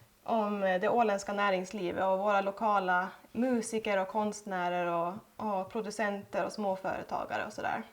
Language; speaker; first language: Swedish; native; Swedish